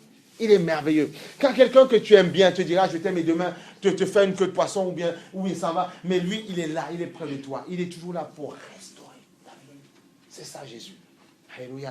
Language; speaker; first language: French; native; French